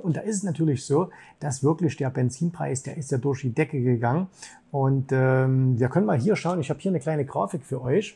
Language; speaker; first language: German; native; German